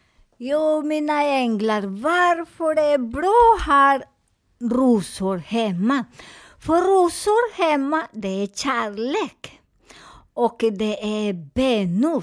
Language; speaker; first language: Swedish; non-native, fluent; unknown